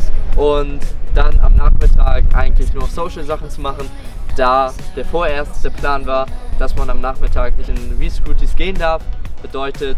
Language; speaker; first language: German; native; German